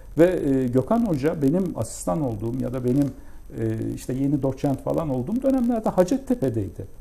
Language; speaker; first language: Turkish; native; Turkish